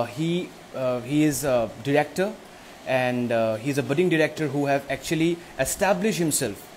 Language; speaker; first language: English; non-native, local second language; Assamese